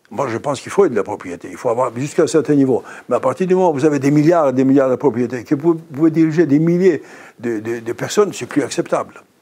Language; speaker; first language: French; non-native, fluent; Greek